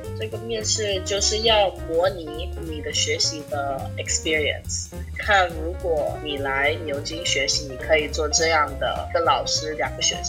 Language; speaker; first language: Chinese; non-native, fluent; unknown